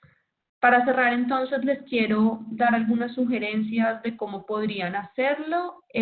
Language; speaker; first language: Spanish; native; Spanish